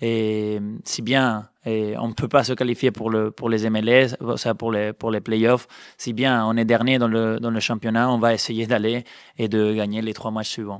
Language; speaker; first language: French; non-native, fluent; Spanish